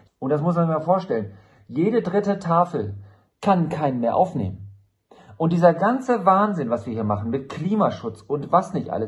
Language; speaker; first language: German; native; German